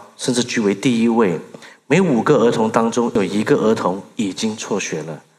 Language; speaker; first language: Chinese; early bilingual, other home language; Burmese